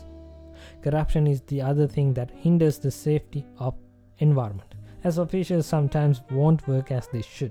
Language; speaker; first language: English; non-native, local second language; Sinhala